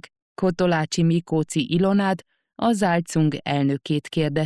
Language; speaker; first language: Hungarian; native; Hungarian